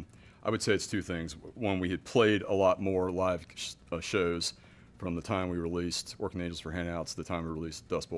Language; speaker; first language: English; native; English